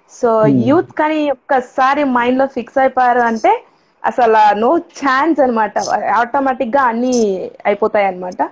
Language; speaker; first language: Telugu; non-native, local second language; Tamil